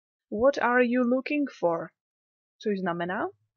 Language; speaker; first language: English; non-native, fluent; Czech